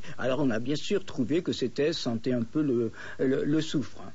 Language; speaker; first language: French; native; French